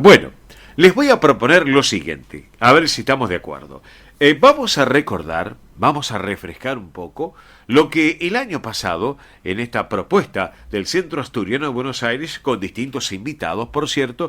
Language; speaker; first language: Spanish; native; Spanish